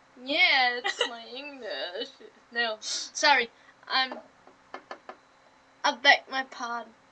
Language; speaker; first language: English; non-native, learner; German